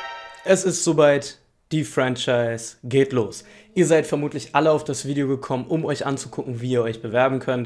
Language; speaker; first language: German; native; German